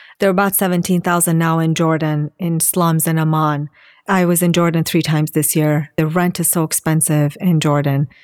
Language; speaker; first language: English; non-native, fluent; Assyrian Neo-Aramaic